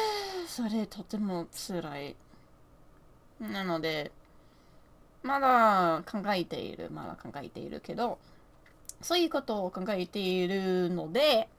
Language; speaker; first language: Japanese; non-native, learner; English